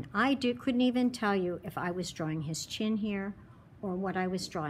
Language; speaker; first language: English; native; English